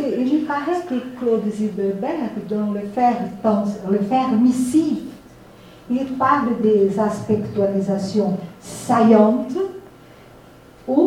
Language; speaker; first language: Spanish; non-native, learner; Portuguese